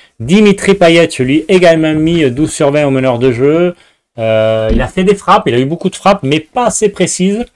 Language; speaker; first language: French; native; French